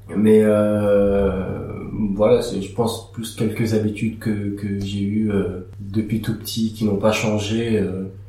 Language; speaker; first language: French; early bilingual, other home language; Aramaic